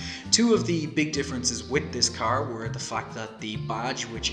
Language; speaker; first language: English; native; English